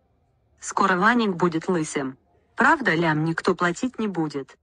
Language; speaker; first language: Russian; native; Russian